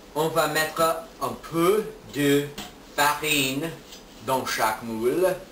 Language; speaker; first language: French; non-native, fluent; English